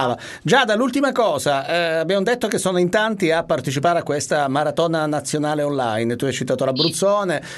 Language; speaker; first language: Italian; native; Italian